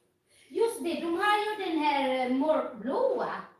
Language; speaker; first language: Swedish; non-native, fluent; Filipino